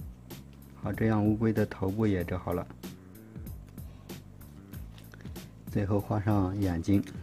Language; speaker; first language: Chinese; native; Chinese